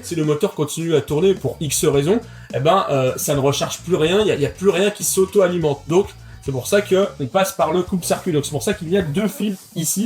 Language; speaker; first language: French; native; French